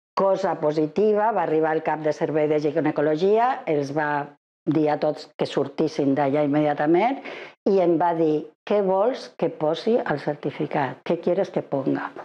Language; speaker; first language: Catalan; non-native, fluent; Spanish